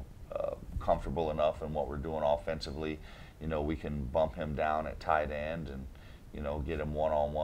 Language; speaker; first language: English; native; English